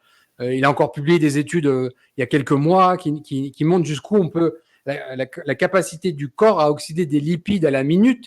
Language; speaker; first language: French; native; French